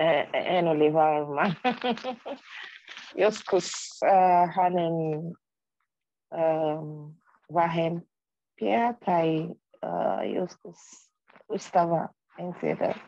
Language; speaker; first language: Finnish; non-native, learner; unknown